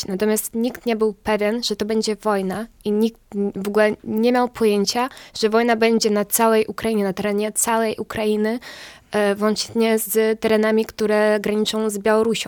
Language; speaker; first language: Polish; non-native, fluent; Ukrainian